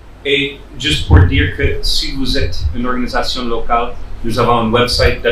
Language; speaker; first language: French; non-native, fluent; English